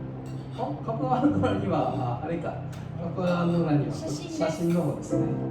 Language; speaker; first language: Japanese; native; Japanese